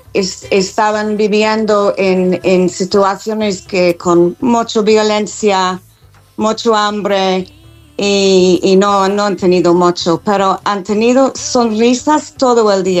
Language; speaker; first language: Spanish; non-native, fluent; English